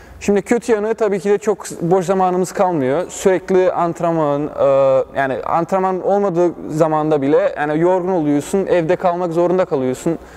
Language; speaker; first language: Turkish; early bilingual, other home language; Bosnian